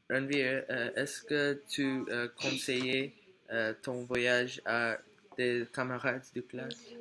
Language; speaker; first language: French; non-native, learner; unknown